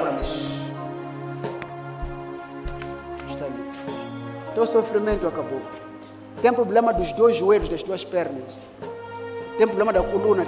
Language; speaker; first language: Portuguese; non-native, local second language; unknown